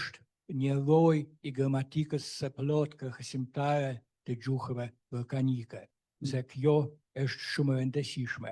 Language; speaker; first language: Albanian; non-native, fluent; Russian